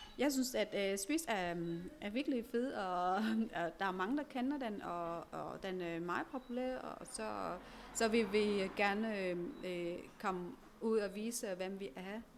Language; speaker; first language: Danish; non-native, fluent; Vietnamese